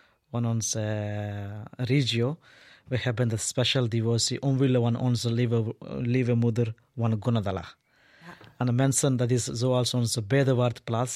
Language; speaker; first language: Dutch; non-native, learner; Telugu